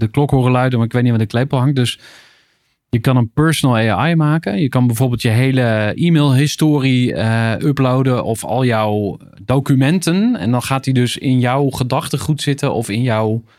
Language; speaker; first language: Dutch; native; Dutch